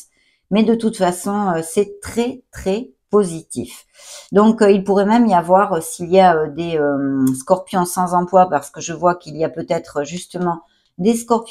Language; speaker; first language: French; native; French